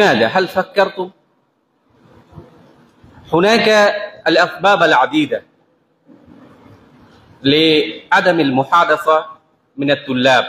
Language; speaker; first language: Arabic; non-native, fluent; Bangla